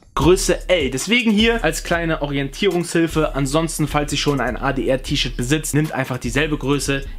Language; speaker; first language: German; early bilingual, other home language; Portuguese